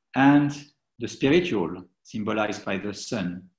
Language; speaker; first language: English; non-native, fluent; French